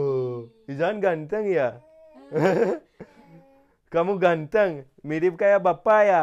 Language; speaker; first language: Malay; non-native, fluent; Urdu